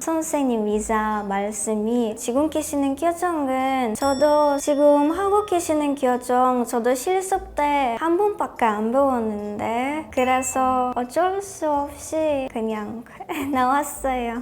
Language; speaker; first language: Korean; non-native, learner; Polish